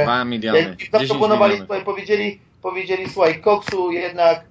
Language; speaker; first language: Polish; native; Polish